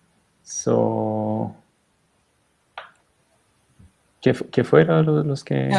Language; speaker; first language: Spanish; non-native, learner; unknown